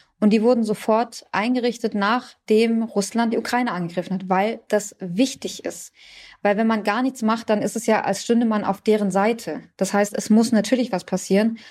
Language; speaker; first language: German; early bilingual, other home language; Persian